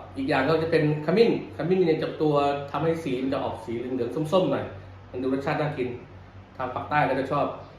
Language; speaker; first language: Thai; native; Thai